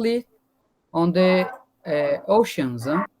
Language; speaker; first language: English; non-native, learner; Portuguese